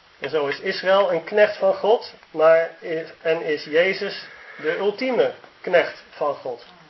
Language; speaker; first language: Dutch; native; Dutch